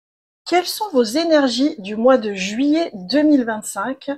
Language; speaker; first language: French; native; French